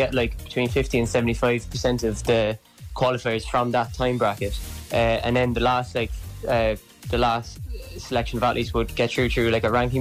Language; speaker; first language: English; native; English